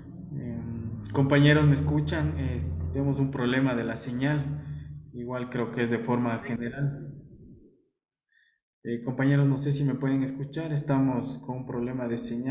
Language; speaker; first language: Spanish; native; Spanish